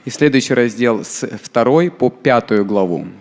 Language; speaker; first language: Russian; native; Russian